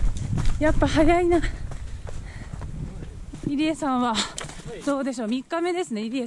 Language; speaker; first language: Japanese; native; Japanese